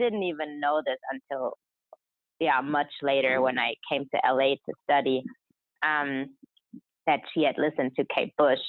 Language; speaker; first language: English; non-native, fluent; German